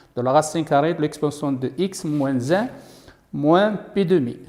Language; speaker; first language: French; non-native, local second language; Arabic